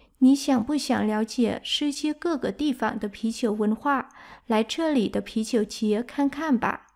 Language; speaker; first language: Chinese; non-native, fluent; Vietnamese